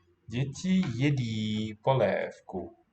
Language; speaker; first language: Czech; non-native, learner; English